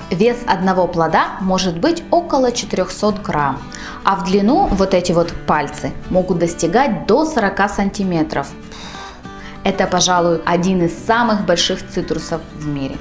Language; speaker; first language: Russian; native; Russian